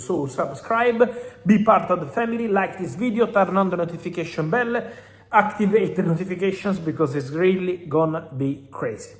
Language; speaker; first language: English; non-native, fluent; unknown